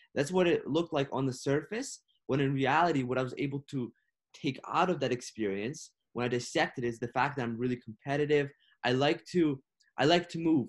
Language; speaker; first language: English; non-native, fluent; Russian